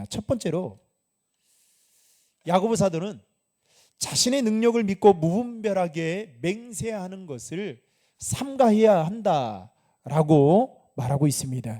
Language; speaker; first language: Korean; native; Korean